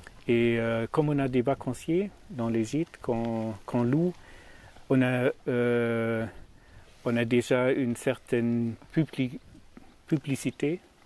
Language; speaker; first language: French; non-native, learner; German